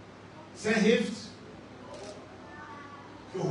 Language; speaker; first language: Dutch; non-native, fluent; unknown